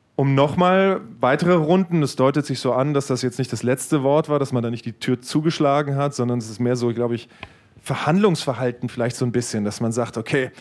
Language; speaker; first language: German; native; German